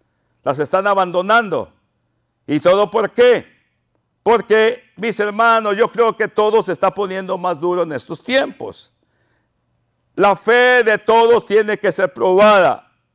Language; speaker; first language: Spanish; native; Spanish